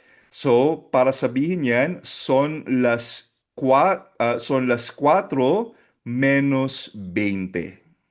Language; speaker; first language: Spanish; non-native, fluent; Filipino